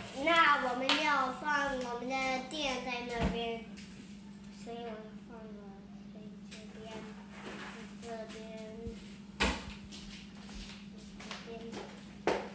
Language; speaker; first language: Chinese; early bilingual, heritage; Chinese